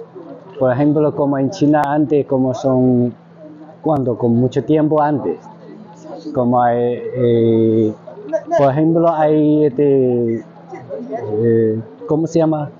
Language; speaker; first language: Spanish; non-native, learner; Chinese